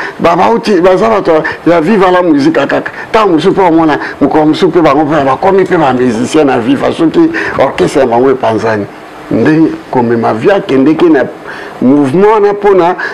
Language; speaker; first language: Lingala; native; Lingala